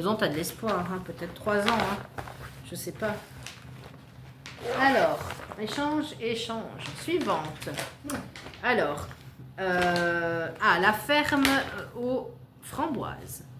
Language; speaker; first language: French; native; French